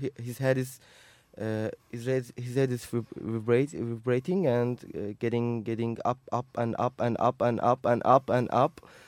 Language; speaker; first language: English; non-native, fluent; Turkish